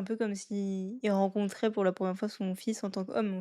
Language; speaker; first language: French; native; French